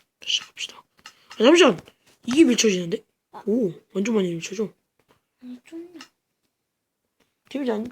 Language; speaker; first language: Korean; native; Korean